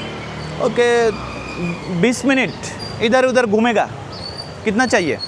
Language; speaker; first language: Hindi; non-native, learner; Bangla